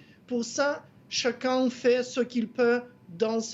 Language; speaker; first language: French; non-native, fluent; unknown